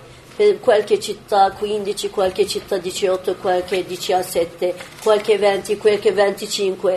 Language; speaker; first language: Italian; non-native, learner; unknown